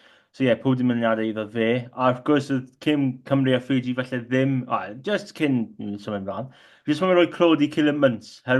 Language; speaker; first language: Welsh; non-native, local second language; English